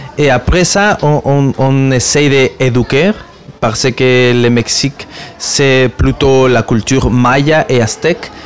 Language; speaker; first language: French; non-native, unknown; Spanish